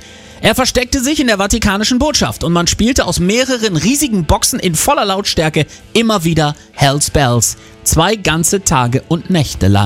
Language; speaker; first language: German; native; German